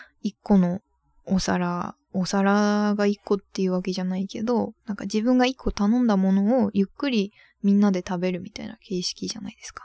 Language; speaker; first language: Japanese; native; Japanese